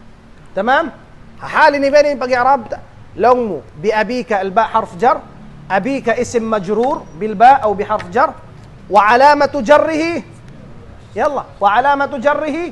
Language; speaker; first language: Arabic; non-native, fluent; Tausug